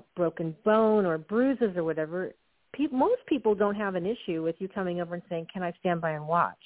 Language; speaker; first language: English; native; English